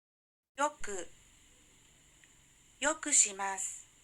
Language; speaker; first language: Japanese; non-native, fluent; Indonesian